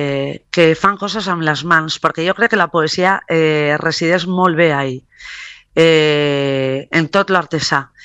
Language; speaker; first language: Catalan; non-native, local second language; Spanish